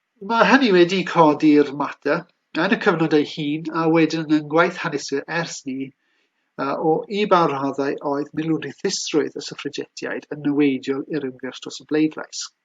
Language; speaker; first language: Welsh; native; Welsh